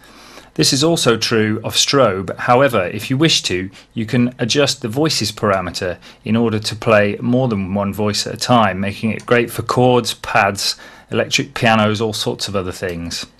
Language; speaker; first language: English; native; English